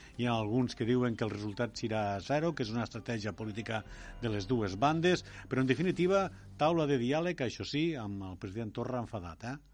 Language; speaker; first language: Catalan; native; Catalan